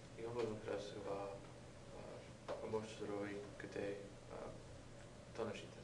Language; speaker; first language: Japanese; non-native, learner; English